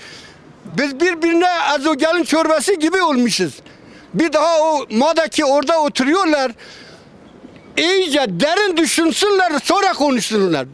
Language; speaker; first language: Turkish; non-native, local second language; Kurdish